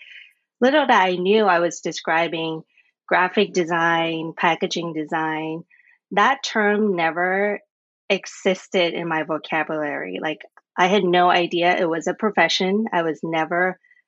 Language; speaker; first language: English; non-native, fluent; Thai